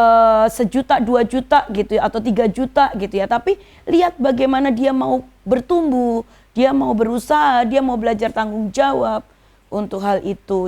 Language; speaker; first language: Indonesian; native; Indonesian